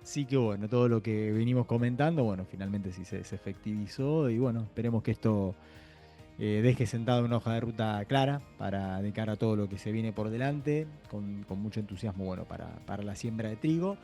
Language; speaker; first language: Spanish; native; Spanish